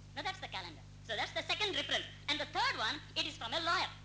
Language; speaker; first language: English; non-native, local second language; Telugu